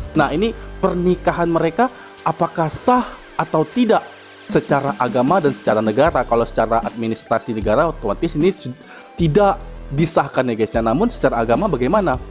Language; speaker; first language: Indonesian; native; Indonesian